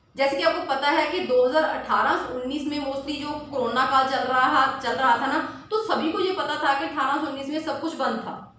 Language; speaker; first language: Hindi; non-native, local second language; Punjabi